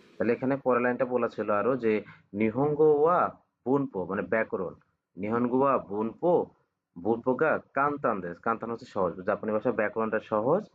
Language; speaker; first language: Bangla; native; Bangla